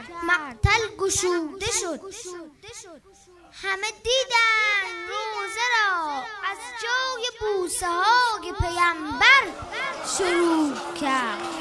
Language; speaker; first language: Persian; native; Persian